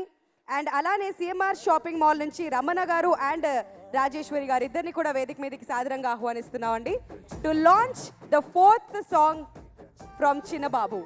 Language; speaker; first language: Telugu; native; Telugu